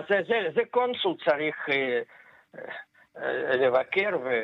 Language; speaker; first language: Hebrew; non-native, fluent; Russian